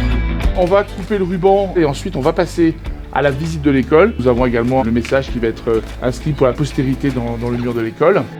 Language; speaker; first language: French; native; French